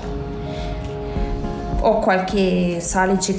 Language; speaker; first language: Italian; non-native, fluent; German